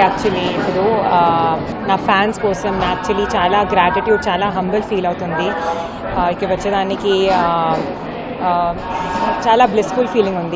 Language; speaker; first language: Telugu; non-native, learner; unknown